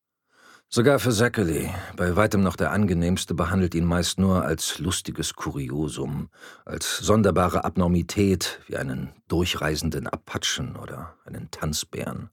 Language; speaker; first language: German; native; German